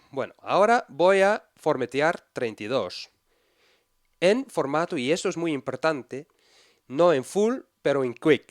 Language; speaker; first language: Spanish; non-native, fluent; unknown